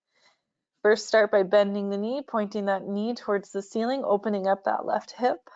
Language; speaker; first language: English; native; English